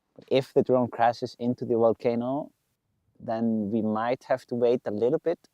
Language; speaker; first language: English; non-native, fluent; Icelandic